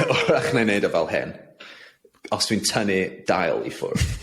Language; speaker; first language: Welsh; non-native, fluent; English